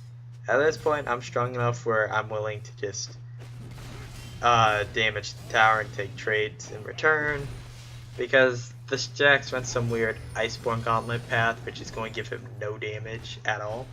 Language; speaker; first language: English; native; English